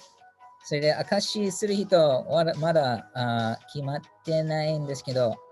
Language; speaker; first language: Japanese; non-native, fluent; English